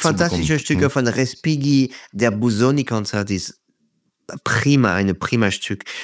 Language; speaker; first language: German; non-native, fluent; French